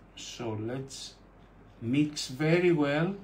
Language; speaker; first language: English; non-native, fluent; Greek